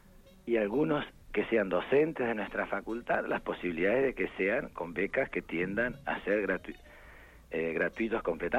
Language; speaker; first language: Spanish; native; Spanish